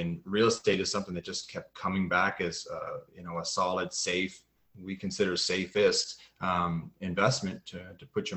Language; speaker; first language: English; native; English